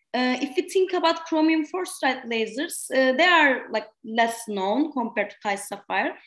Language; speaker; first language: English; non-native, fluent; Turkish